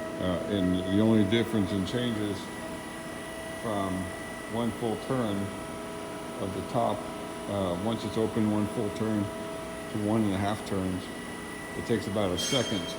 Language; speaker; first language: English; native; English